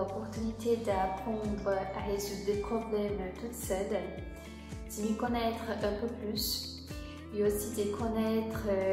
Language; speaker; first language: French; non-native, fluent; Portuguese